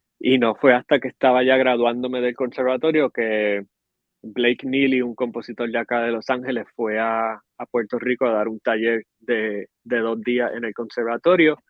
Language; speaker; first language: Spanish; native; Spanish